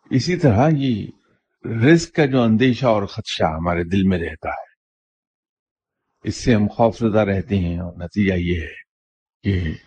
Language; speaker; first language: Urdu; native; Urdu